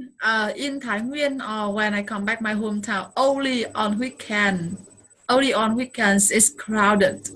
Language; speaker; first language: English; non-native, fluent; Vietnamese